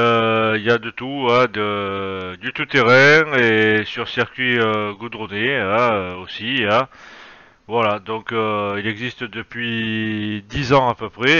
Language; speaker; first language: French; native; French